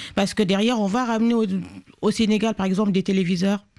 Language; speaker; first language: French; non-native, local second language; Wolof